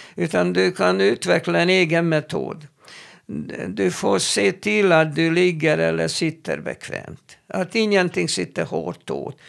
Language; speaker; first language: Swedish; non-native, fluent; Hebrew